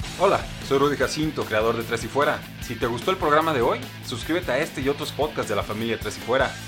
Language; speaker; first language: Spanish; native; Spanish